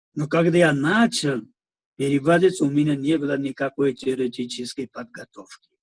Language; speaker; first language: Russian; non-native, fluent; Hindi